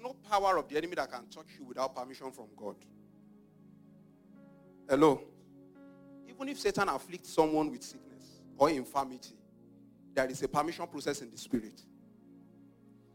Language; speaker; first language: English; non-native, local second language; Yoruba